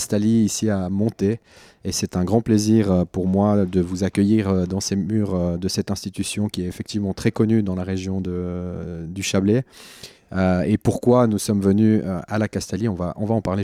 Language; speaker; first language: French; native; French